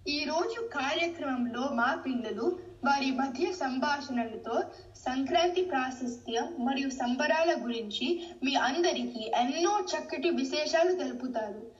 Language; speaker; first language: Telugu; early bilingual, heritage; Telugu